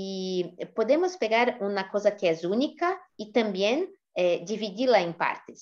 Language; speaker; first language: Spanish; non-native, fluent; Portuguese